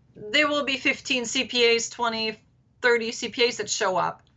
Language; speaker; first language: English; non-native, fluent; German